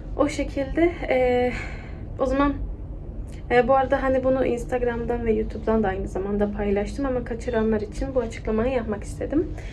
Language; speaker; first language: Turkish; early bilingual, heritage; Turkish